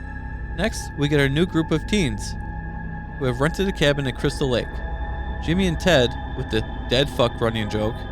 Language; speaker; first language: English; native; English